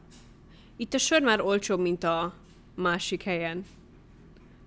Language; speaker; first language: Hungarian; early bilingual, heritage; Hungarian